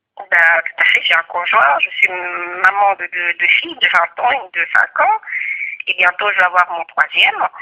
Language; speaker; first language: French; non-native, local second language; Kongo